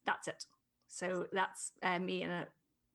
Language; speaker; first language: English; native; English